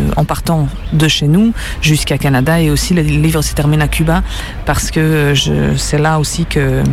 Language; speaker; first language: French; early bilingual, other home language; Serbian